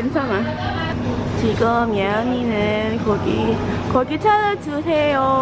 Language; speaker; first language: Korean; non-native, learner; Indonesian